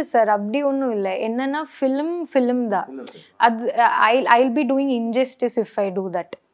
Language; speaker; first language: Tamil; non-native, learner; Kannada